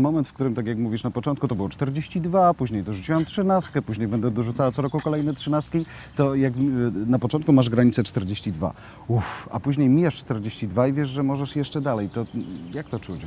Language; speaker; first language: Polish; native; Polish